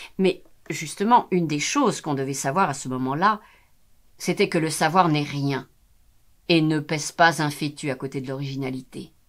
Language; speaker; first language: French; native; French